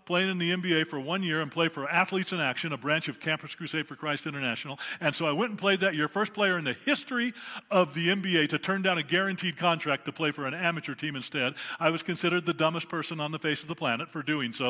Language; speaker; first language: English; native; English